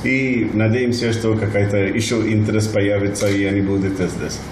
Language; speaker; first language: Russian; non-native, learner; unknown